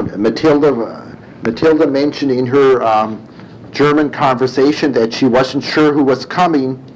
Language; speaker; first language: English; early bilingual, other home language; German